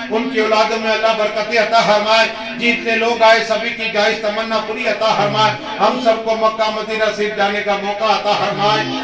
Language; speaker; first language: Urdu; non-native, local second language; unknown